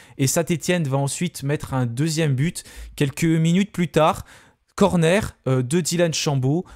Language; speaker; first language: French; native; French